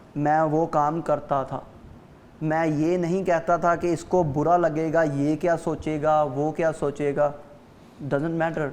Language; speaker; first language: Urdu; non-native, local second language; Punjabi